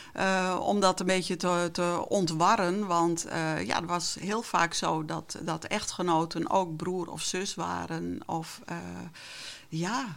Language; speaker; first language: Dutch; non-native, local second language; Western Frisian